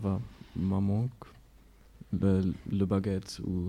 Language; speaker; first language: French; non-native, learner; German